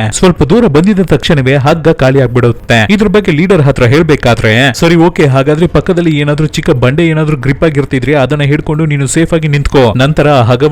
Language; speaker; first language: Kannada; native; Kannada